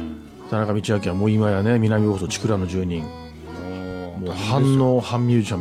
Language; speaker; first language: Japanese; native; Japanese